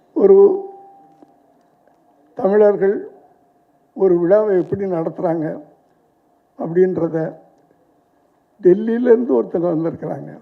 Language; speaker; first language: Tamil; native; Tamil